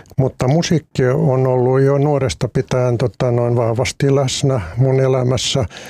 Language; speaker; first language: Finnish; non-native, local second language; Swedish